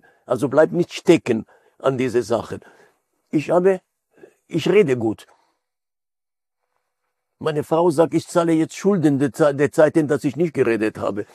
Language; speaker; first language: German; non-native, fluent; Hebrew